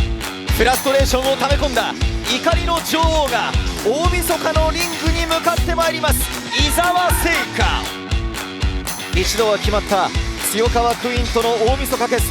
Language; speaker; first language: Japanese; native; Japanese